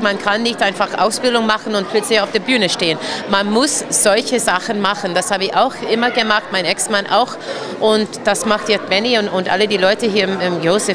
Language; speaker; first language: German; non-native, fluent; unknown